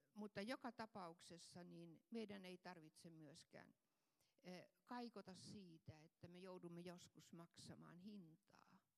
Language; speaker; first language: Finnish; non-native, fluent; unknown